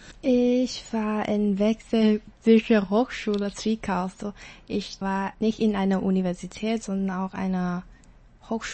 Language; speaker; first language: German; non-native, learner; Chinese